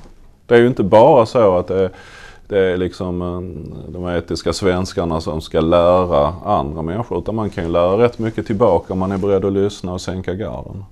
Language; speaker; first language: Swedish; native; Swedish